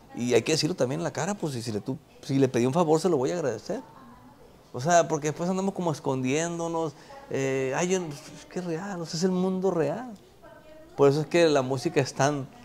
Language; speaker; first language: Spanish; native; Spanish